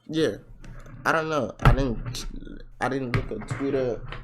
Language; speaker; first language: English; native; English